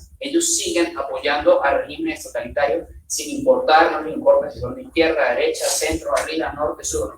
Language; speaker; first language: Spanish; native; Spanish